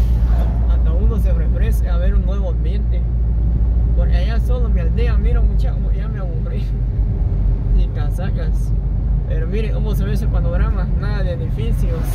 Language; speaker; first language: Spanish; native; Spanish